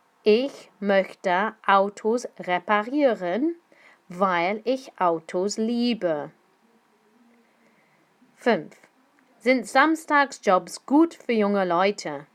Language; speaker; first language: German; non-native, fluent; English